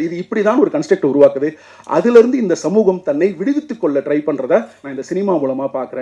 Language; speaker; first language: Tamil; native; Tamil